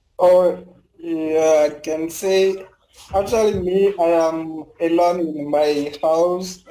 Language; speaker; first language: English; non-native, learner; French